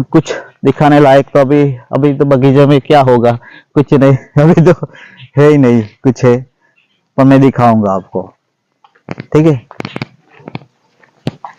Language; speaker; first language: Hindi; non-native, local second language; Gujarati